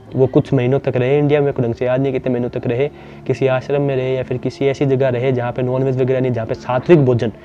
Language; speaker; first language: Hindi; native; Hindi